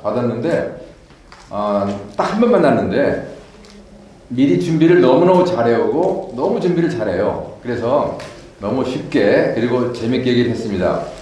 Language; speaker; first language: Korean; native; Korean